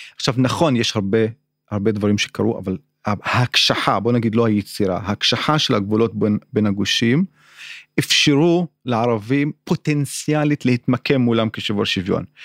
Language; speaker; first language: Hebrew; non-native, local second language; Arabic